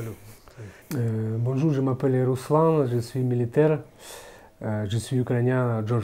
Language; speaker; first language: French; non-native, fluent; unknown